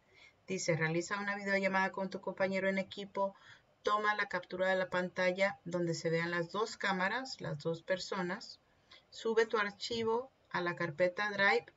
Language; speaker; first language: Spanish; native; Spanish